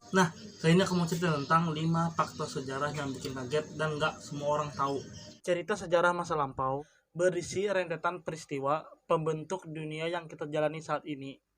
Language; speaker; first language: Indonesian; non-native, local second language; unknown